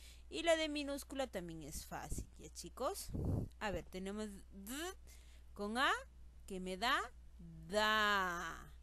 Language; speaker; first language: Spanish; native; Spanish